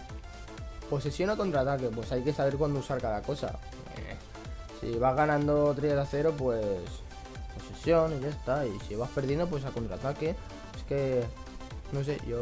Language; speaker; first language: Spanish; native; Spanish